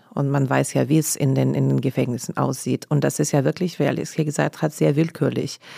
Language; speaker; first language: German; non-native, fluent; Russian